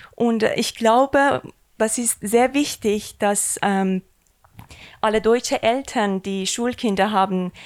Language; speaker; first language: German; non-native, learner; Persian